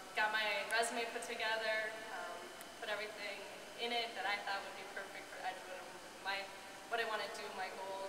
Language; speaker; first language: English; native; English